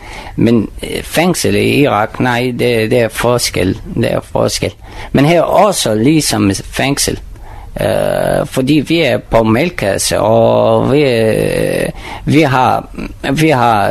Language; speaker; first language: Danish; non-native, learner; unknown